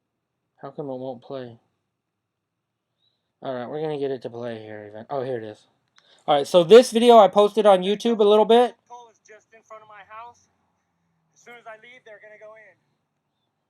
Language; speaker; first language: English; native; English